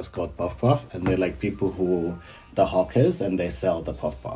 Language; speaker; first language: English; non-native, local second language; Yoruba